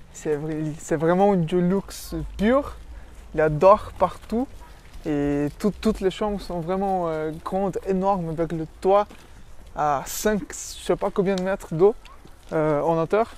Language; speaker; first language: French; non-native, fluent; Portuguese